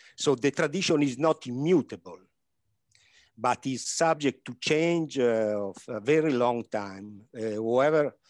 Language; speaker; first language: English; non-native, learner; Italian